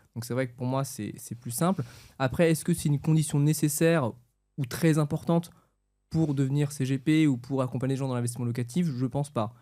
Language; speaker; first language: French; native; French